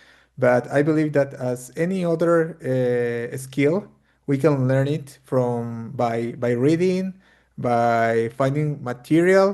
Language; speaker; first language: English; non-native, fluent; Spanish